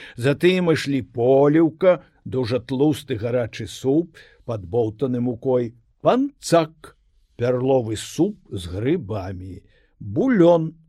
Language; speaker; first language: Belarusian; non-native, local second language; Russian